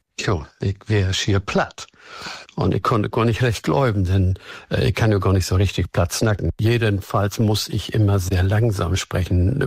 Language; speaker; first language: German; native; German